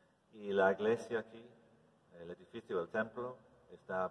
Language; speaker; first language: Spanish; non-native, learner; English